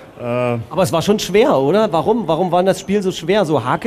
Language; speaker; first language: German; native; German